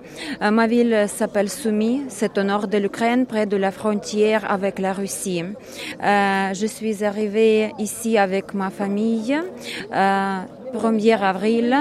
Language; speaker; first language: French; non-native, learner; Ukrainian